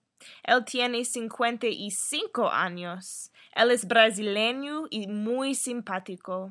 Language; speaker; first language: Spanish; non-native, learner; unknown